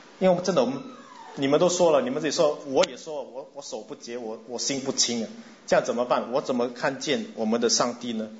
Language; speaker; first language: Chinese; non-native, local second language; English